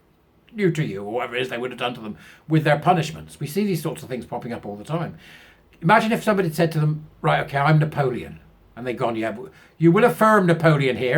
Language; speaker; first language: English; native; English